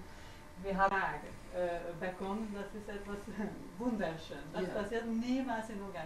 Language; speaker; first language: German; non-native, learner; Hungarian